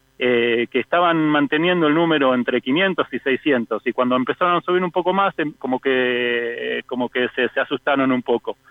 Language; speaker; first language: Spanish; native; Spanish